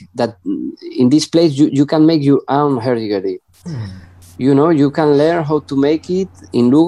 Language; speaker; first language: English; non-native, learner; Spanish